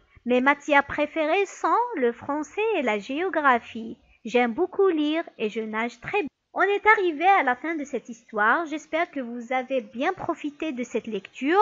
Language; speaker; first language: French; non-native, local second language; Arabic